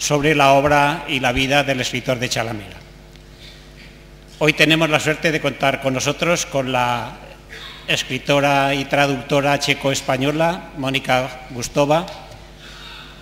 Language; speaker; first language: Spanish; native; Spanish